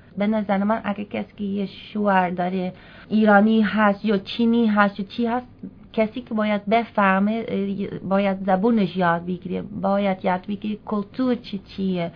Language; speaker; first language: Persian; non-native, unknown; Dutch